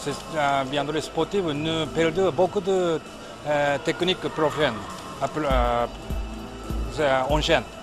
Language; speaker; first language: French; non-native, learner; Japanese